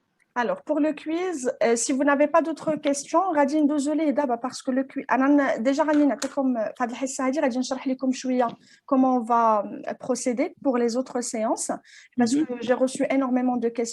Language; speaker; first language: French; non-native, local second language; Arabic